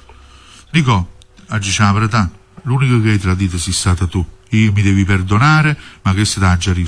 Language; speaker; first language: Italian; native; Italian